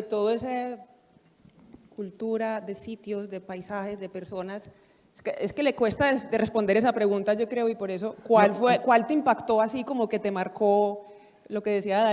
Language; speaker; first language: Spanish; native; Spanish